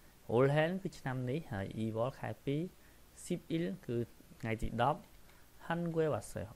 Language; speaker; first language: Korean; non-native, fluent; Khmer